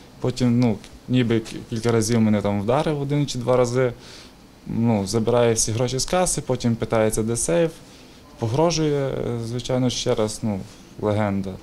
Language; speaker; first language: Ukrainian; native; Ukrainian